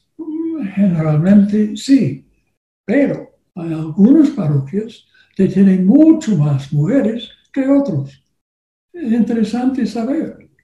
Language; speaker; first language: Spanish; non-native, learner; English